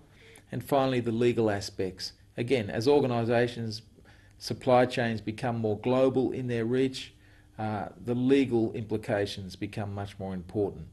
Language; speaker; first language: English; native; English